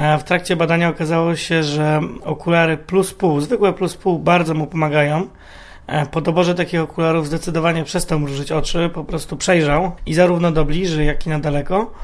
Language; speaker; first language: Polish; native; Polish